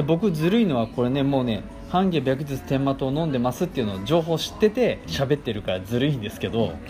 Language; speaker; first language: Japanese; native; Japanese